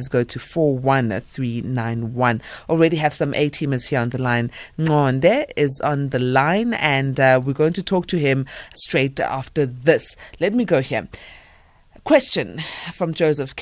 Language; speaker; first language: English; non-native, local second language; Zulu